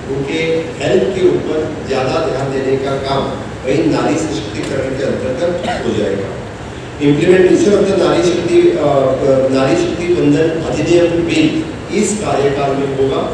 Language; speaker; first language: Hindi; non-native, local second language; Marathi